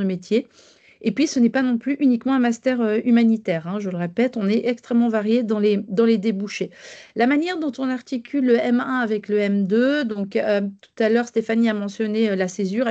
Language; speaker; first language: French; native; French